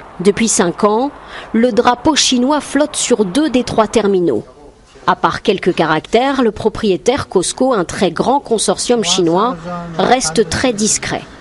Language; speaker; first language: French; native; French